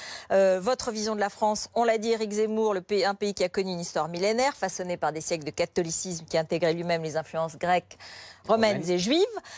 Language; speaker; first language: French; native; French